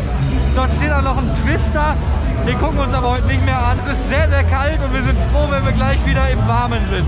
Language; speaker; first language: German; native; German